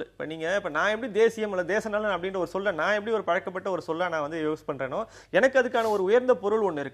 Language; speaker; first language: Tamil; native; Tamil